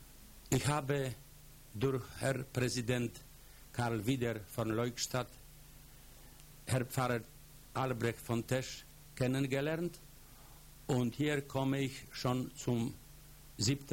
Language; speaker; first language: German; non-native, fluent; Polish